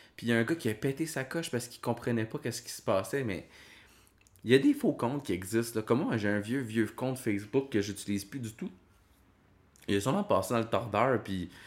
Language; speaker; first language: French; native; French